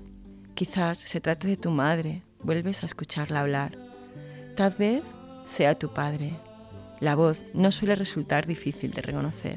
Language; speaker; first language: Spanish; native; Spanish